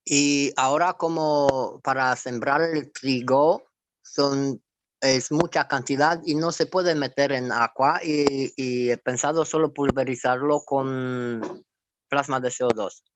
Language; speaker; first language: Spanish; non-native, fluent; Romanian